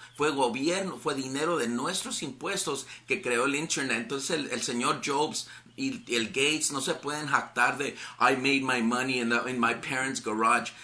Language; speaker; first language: Spanish; native; Spanish